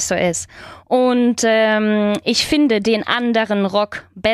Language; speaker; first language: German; non-native, fluent; Spanish